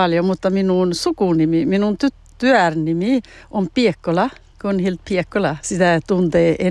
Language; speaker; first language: Finnish; early bilingual, heritage; Finnish